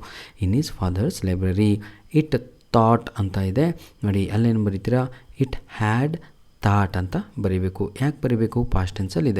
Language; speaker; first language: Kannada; native; Kannada